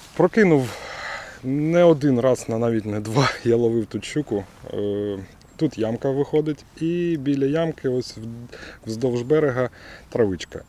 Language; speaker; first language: Ukrainian; non-native, local second language; Russian